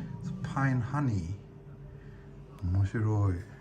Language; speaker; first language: Japanese; non-native, fluent; Swedish